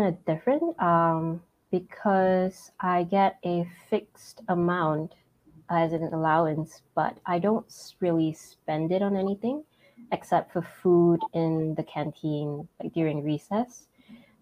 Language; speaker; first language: English; non-native, local second language; Min Nan Chinese